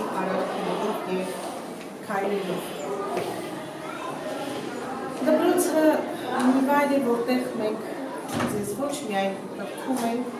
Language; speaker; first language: Armenian; native; Armenian